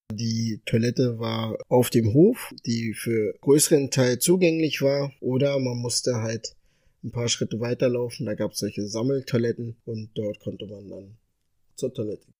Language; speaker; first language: German; early bilingual, other home language; Ga